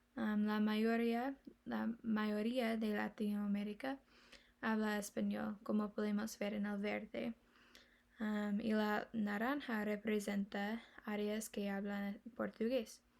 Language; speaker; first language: Spanish; non-native, learner; English